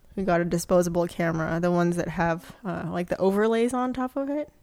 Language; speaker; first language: English; non-native, local second language; Filipino